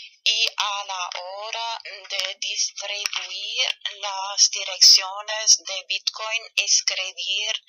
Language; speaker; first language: Spanish; non-native, fluent; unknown